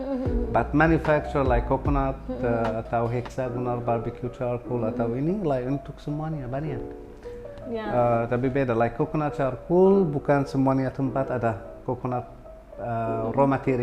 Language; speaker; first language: Indonesian; non-native, learner; Arabic